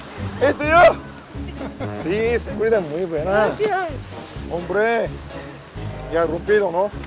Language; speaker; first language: Spanish; non-native, learner; Korean